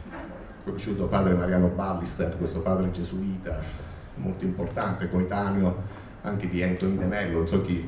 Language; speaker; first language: Italian; native; Italian